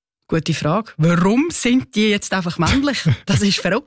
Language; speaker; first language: German; native; German